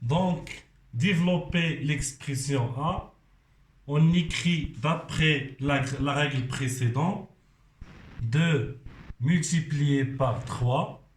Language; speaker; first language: French; non-native, local second language; Arabic